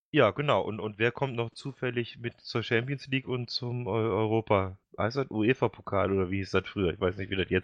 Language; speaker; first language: German; native; German